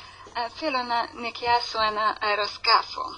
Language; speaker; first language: Greek; non-native, learner; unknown